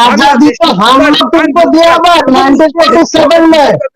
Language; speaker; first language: Hindi; non-native, learner; Bangla